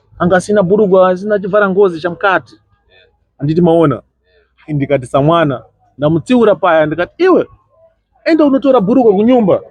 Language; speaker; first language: Shona; non-native, local second language; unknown